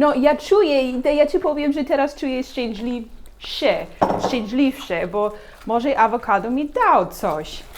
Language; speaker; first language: Polish; non-native, learner; English